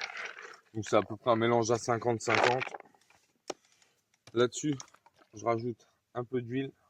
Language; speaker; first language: French; native; French